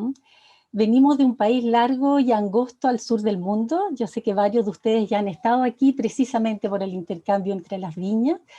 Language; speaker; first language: Spanish; native; Spanish